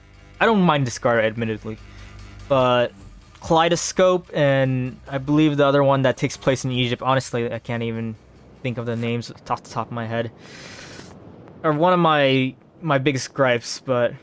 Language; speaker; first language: English; native; English